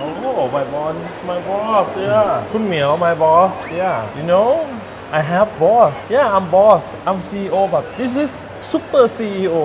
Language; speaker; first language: English; non-native, learner; Thai